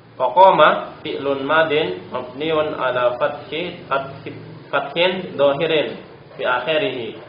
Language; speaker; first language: Arabic; non-native, learner; Indonesian